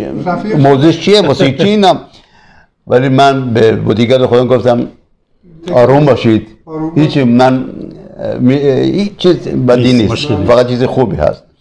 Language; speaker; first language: Persian; early bilingual, other home language; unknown